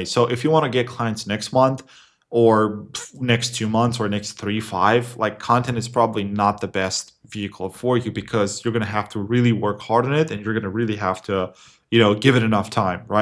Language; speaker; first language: English; non-native, fluent; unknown